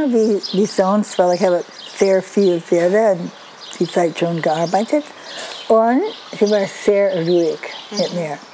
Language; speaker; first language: German; non-native, fluent; English